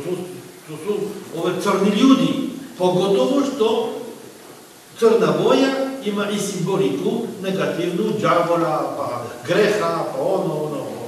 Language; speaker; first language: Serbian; non-native, fluent; French